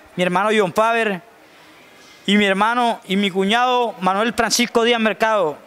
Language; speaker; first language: Spanish; native; Spanish